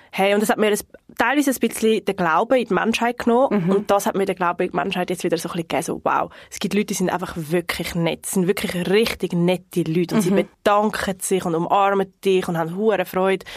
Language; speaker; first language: German; non-native, fluent; Portuguese